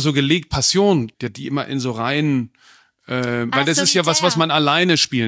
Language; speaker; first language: German; native; German